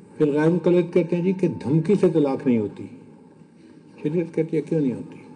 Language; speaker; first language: Urdu; non-native, local second language; Punjabi